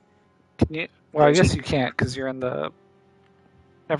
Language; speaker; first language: English; native; English